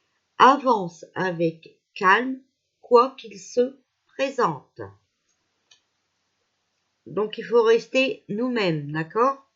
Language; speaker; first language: French; native; French